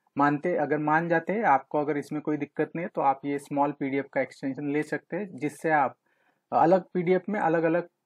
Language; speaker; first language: Hindi; non-native, local second language; Marathi